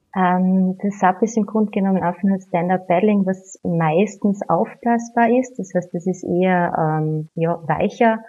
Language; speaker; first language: German; native; German